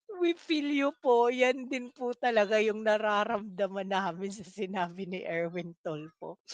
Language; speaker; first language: Filipino; non-native, local second language; Cebuano